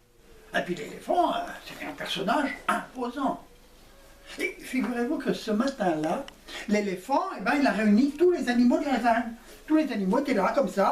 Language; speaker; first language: French; native; French